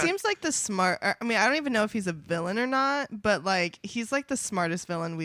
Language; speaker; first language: English; native; English